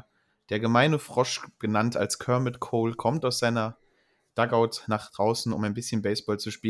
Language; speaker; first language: German; native; German